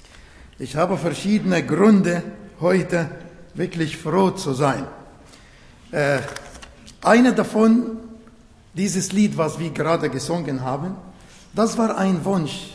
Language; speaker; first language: German; non-native, fluent; Arabic